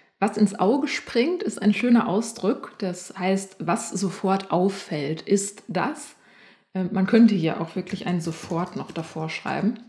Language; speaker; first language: German; native; German